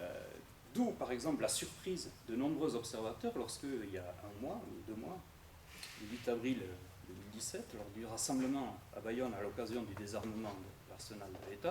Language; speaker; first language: French; native; French